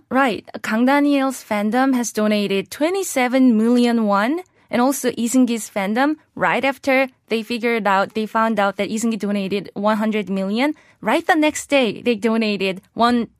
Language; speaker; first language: English; non-native, fluent; Korean